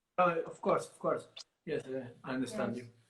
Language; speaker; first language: English; non-native, learner; Italian